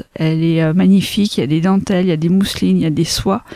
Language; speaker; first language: French; native; French